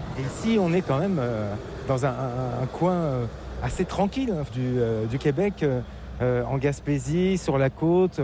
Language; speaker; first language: French; native; French